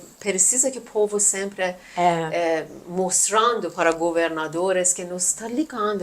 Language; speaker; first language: Portuguese; non-native, learner; Persian